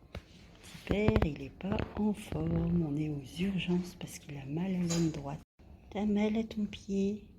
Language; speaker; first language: French; native; French